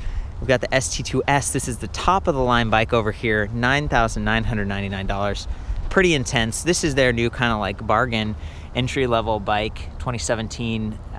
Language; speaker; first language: English; native; English